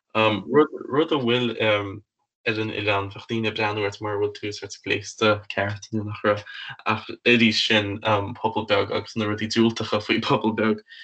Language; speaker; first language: Irish; native; Irish